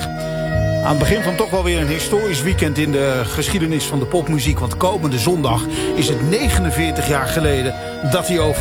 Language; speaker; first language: Dutch; native; Dutch